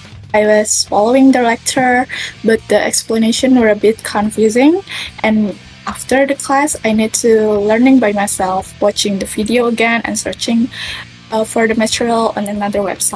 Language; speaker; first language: English; non-native, fluent; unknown